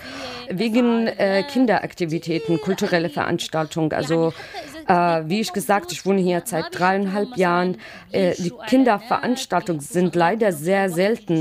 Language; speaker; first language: German; non-native, learner; Arabic